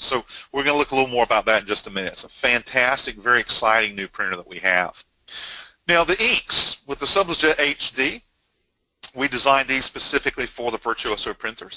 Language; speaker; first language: English; native; English